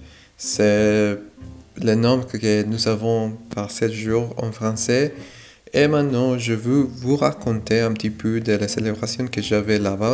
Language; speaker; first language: French; non-native, fluent; Spanish